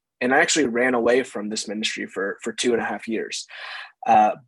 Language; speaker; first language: English; native; English